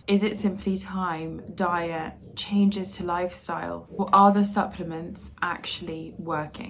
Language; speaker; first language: English; native; English